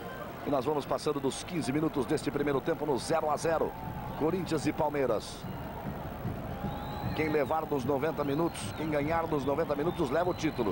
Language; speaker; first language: Portuguese; native; Portuguese